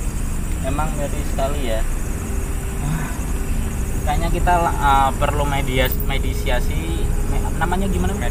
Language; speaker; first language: Indonesian; native; Indonesian